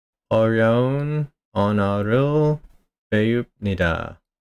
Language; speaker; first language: Korean; non-native, learner; English